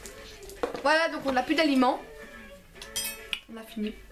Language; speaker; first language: French; early bilingual, other home language; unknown